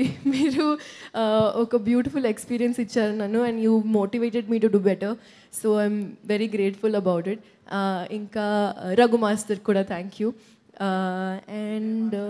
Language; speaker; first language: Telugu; non-native, local second language; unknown